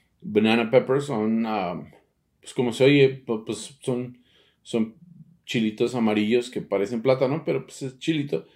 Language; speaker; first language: Spanish; early bilingual, heritage; Spanish